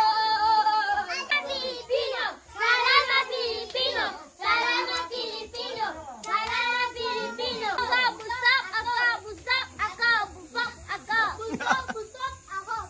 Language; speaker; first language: Filipino; non-native, learner; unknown